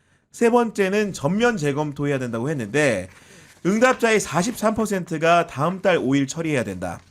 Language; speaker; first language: Korean; native; Korean